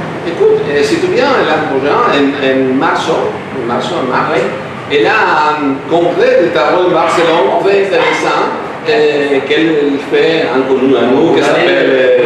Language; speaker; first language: French; non-native, learner; Spanish